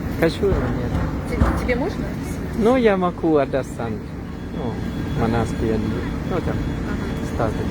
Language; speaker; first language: Russian; non-native, fluent; Thai